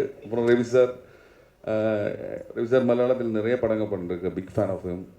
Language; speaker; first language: Tamil; non-native, learner; Malayalam